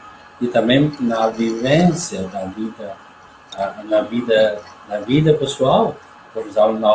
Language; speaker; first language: Portuguese; non-native, learner; Chinese